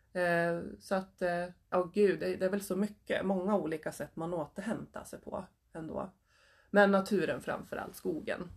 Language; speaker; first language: Swedish; native; Swedish